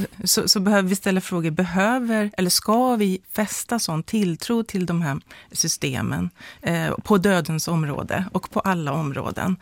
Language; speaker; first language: Swedish; native; Swedish